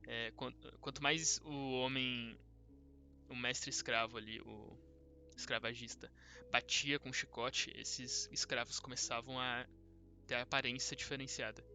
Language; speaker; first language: Portuguese; native; Portuguese